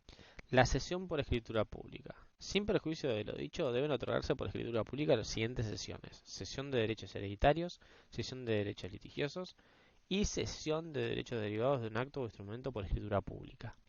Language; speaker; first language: Spanish; native; Spanish